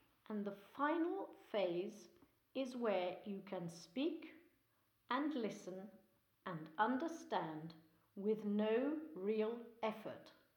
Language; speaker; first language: English; native; English